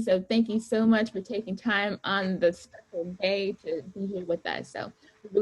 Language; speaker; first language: English; native; English